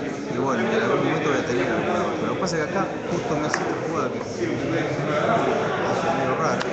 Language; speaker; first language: Spanish; native; Spanish